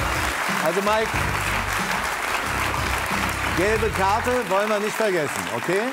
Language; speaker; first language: German; native; German